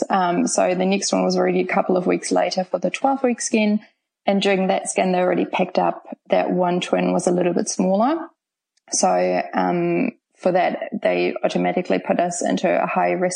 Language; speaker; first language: English; non-native, fluent; German